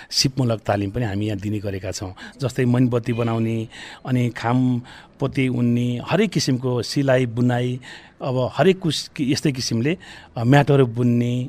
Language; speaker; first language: Nepali; native; Nepali